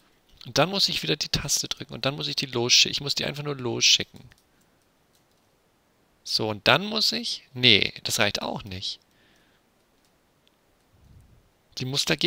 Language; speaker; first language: German; native; German